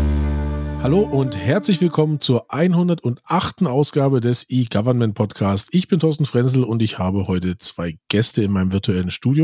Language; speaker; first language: German; native; German